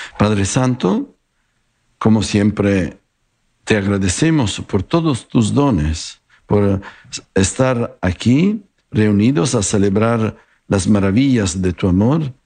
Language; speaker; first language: Spanish; non-native, fluent; Italian